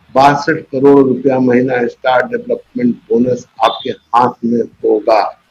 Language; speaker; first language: Hindi; native; Hindi